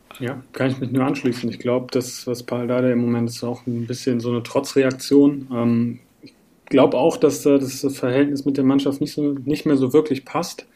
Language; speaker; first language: German; native; German